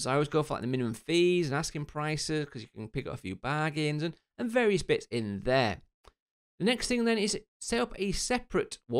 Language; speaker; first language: English; native; English